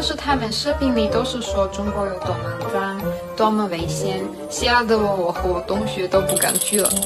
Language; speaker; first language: Chinese; non-native, fluent; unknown